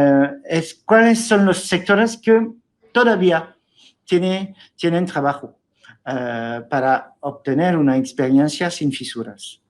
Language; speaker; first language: Spanish; non-native, fluent; French